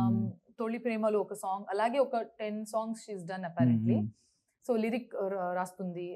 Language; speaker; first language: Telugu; non-native, learner; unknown